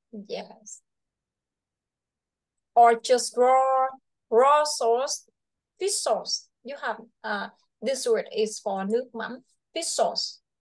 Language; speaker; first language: English; non-native, fluent; Vietnamese